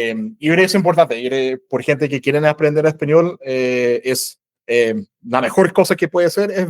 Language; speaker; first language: Spanish; non-native, fluent; English